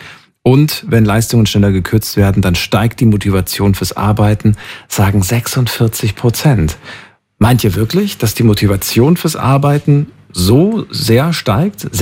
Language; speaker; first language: German; native; German